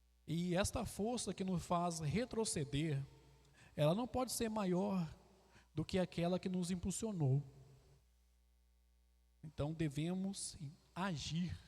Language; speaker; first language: Portuguese; native; Portuguese